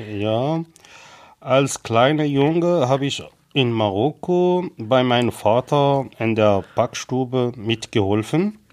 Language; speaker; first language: German; non-native, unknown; Arabic